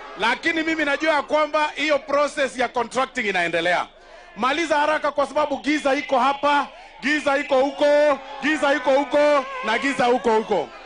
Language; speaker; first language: Swahili; non-native, local second language; Luo (Kenya and Tanzania)